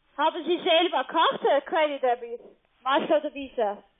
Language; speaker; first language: German; non-native, learner; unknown